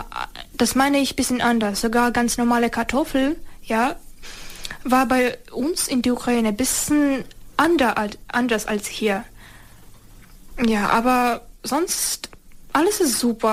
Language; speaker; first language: German; non-native, learner; Ukrainian